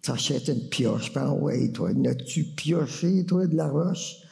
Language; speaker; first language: French; native; French